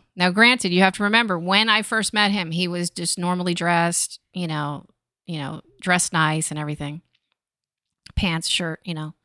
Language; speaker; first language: English; native; English